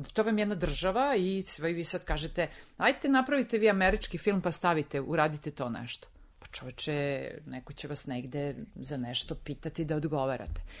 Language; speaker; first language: Serbian; native; Serbian